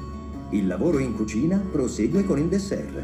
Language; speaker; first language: Italian; native; Italian